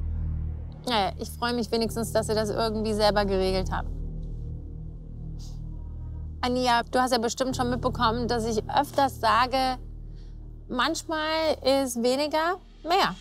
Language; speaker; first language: German; native; German